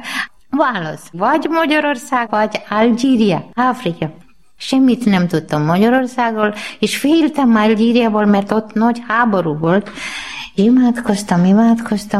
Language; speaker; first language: Hungarian; non-native, learner; Malayalam